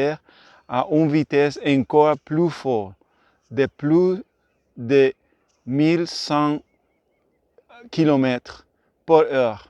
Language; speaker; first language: French; non-native, learner; Spanish